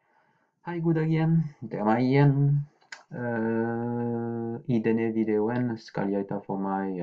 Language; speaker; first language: Norwegian; non-native, fluent; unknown